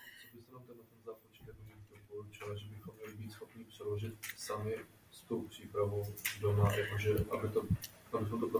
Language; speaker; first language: Czech; native; Czech